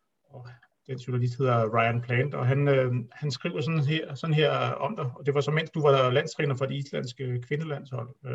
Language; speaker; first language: Danish; native; Danish